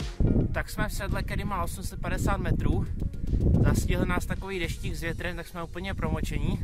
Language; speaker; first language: Czech; native; Czech